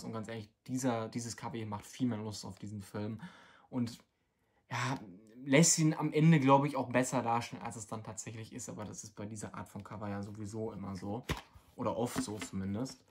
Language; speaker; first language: German; native; German